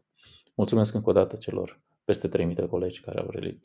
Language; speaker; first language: Romanian; native; Romanian